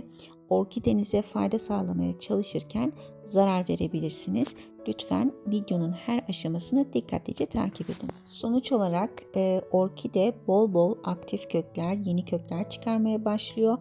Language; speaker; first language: Turkish; native; Turkish